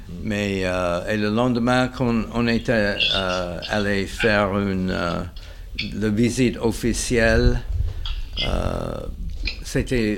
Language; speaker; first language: French; non-native, fluent; English